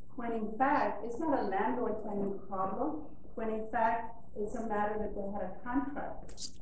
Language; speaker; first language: English; early bilingual, other home language; Spanish